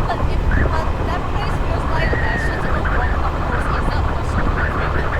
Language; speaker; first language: English; non-native, local second language; Cantonese